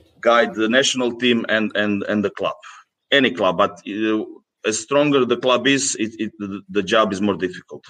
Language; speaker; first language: English; non-native, fluent; Greek